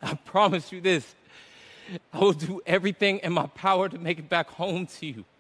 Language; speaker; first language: English; native; English